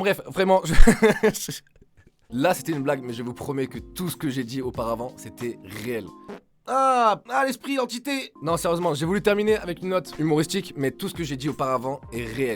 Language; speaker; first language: French; native; French